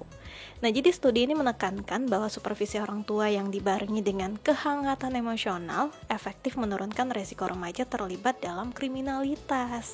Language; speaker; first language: Indonesian; native; Indonesian